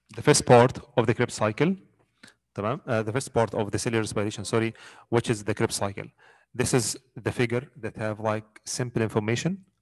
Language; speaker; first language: English; non-native, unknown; Arabic